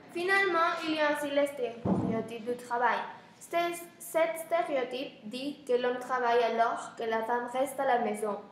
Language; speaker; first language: French; non-native, learner; Spanish